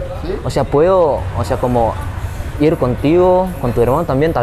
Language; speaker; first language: Spanish; non-native, fluent; Min Nan Chinese